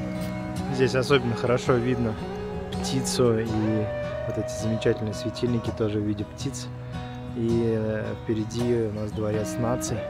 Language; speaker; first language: Russian; native; Russian